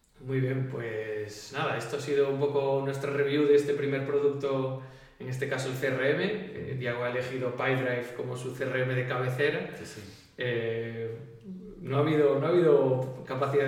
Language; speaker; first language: Spanish; native; Spanish